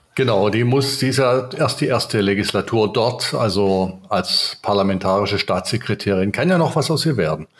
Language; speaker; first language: German; native; German